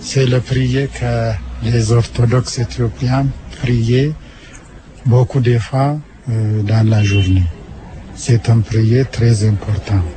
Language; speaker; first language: French; non-native, learner; Amharic